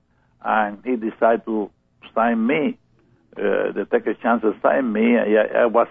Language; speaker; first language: English; non-native, learner; Spanish